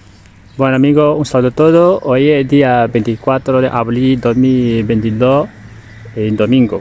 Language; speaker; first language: Spanish; non-native, learner; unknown